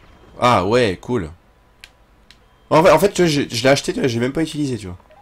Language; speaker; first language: French; native; French